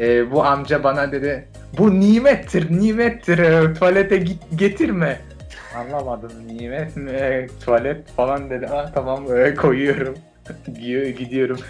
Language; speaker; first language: Turkish; non-native, fluent; French